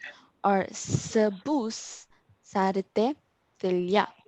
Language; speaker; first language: French; non-native, learner; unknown